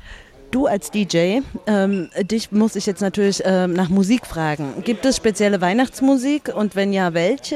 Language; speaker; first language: German; native; German